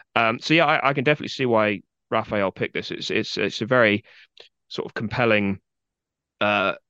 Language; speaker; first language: English; native; English